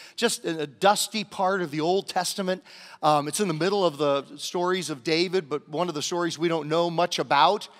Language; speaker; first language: English; native; English